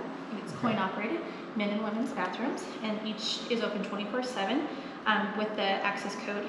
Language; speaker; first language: English; native; English